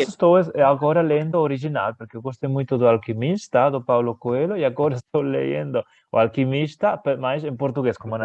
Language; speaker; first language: Portuguese; non-native, fluent; Spanish